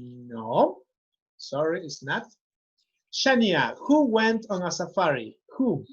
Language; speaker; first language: English; non-native, fluent; Spanish